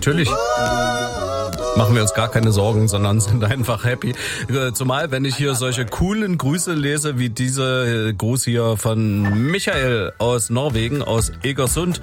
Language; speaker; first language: German; native; German